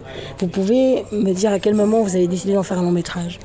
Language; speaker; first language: French; native; French